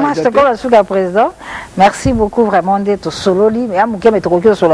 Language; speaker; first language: French; non-native, local second language; Lingala